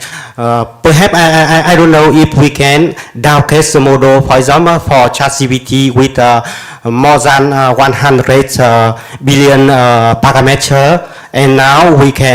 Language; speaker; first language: English; non-native, learner; Vietnamese